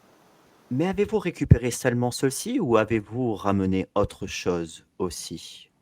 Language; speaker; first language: French; native; French